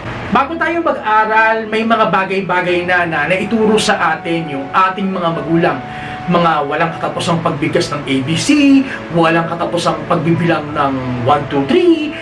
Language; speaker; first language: Filipino; native; Filipino